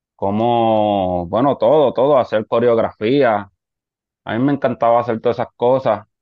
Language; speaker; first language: Spanish; native; Spanish